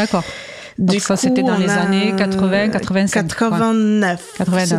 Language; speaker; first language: French; native; French